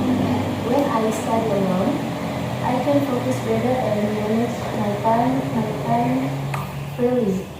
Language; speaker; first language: English; non-native, fluent; Indonesian